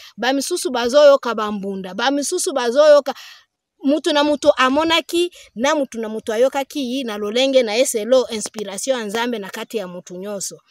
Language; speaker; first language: Lingala; non-native, local second language; Swahili